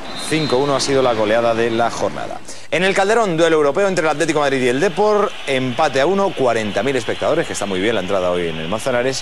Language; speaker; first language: Spanish; native; Spanish